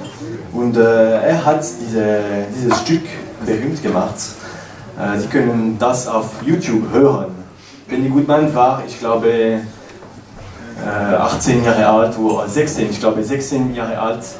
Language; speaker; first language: German; non-native, learner; French